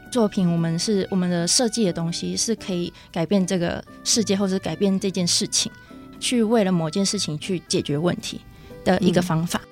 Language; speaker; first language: Chinese; native; Chinese